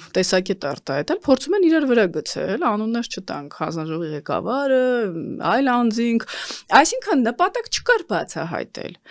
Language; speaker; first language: Armenian; native; Armenian